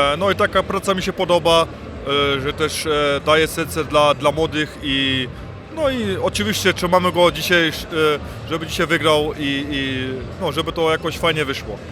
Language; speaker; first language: Polish; early bilingual, heritage; Polish